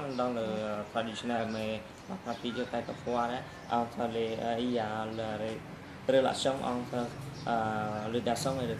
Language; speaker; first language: French; non-native, learner; Khmer